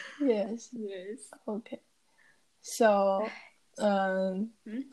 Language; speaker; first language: English; non-native, learner; Chinese